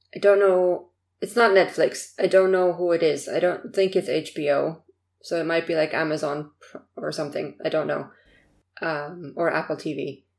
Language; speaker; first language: English; early bilingual, other home language; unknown